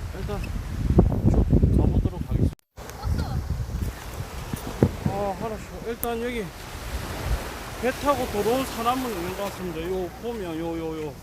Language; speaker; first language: Korean; native; Korean